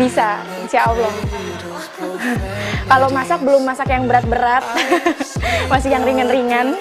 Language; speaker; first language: Indonesian; native; Indonesian